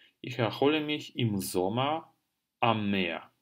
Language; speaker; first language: German; non-native, fluent; Russian